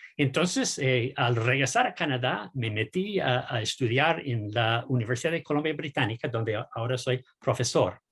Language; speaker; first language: Spanish; non-native, fluent; English